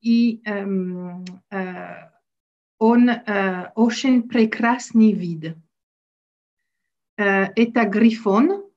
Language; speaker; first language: Russian; non-native, learner; French